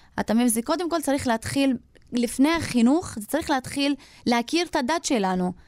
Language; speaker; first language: Hebrew; non-native, local second language; Arabic